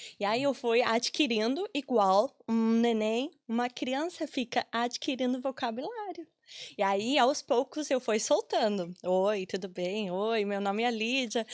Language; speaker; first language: Portuguese; non-native, fluent; English